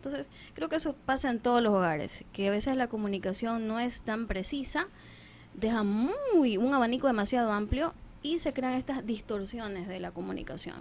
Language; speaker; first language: Spanish; native; Spanish